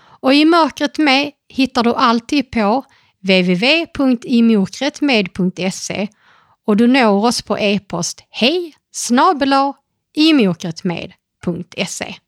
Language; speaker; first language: Swedish; native; Swedish